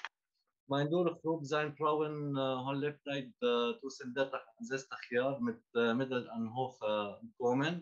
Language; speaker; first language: Dutch; non-native, learner; Arabic